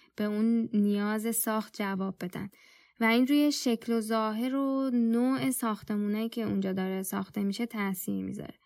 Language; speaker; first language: Persian; native; Persian